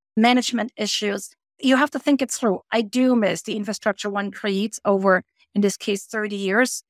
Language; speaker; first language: English; non-native, fluent; German